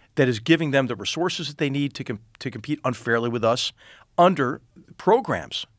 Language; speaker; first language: English; native; English